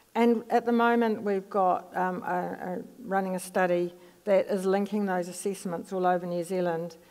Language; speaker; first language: English; native; English